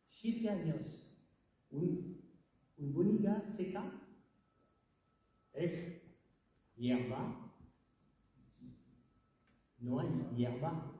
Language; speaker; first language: Spanish; non-native, learner; French